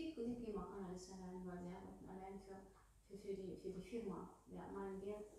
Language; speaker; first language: German; non-native, learner; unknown